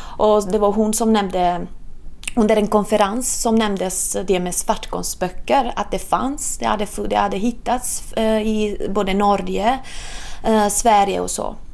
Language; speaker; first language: Swedish; non-native, fluent; Italian